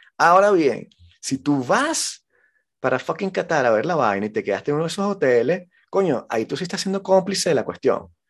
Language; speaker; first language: Spanish; native; Spanish